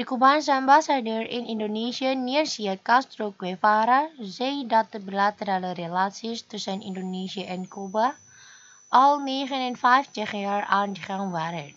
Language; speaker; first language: Dutch; non-native, fluent; Indonesian